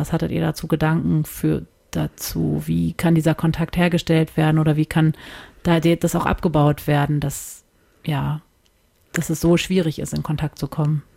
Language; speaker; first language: German; native; German